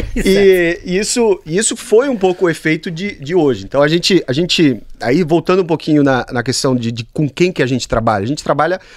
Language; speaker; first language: Portuguese; native; Portuguese